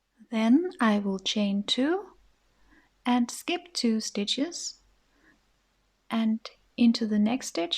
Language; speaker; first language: English; non-native, fluent; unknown